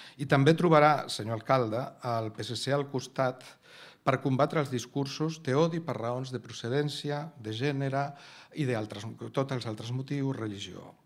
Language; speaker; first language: Catalan; non-native, local second language; Spanish